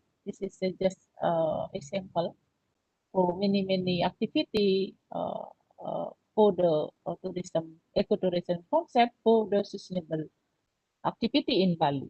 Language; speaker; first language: English; non-native, learner; Indonesian